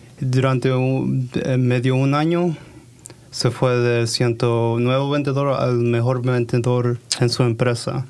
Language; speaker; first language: Spanish; early bilingual, heritage; Spanish